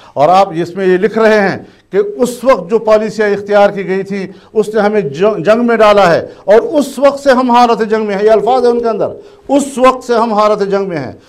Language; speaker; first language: Urdu; non-native, local second language; Pashto